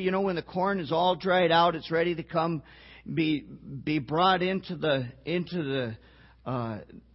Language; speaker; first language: English; native; English